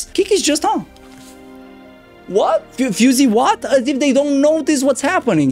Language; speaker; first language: English; non-native, fluent; Romanian